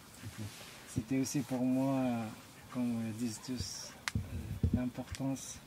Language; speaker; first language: French; non-native, local second language; Arabic